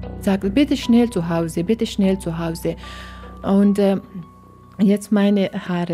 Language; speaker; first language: German; non-native, learner; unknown